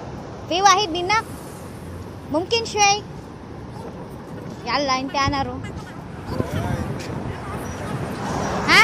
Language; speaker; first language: Arabic; non-native, learner; Filipino